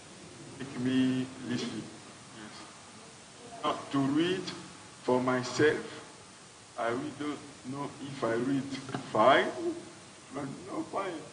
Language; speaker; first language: English; non-native, learner; French